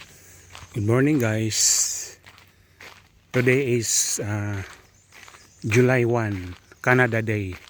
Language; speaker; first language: English; non-native, learner; Filipino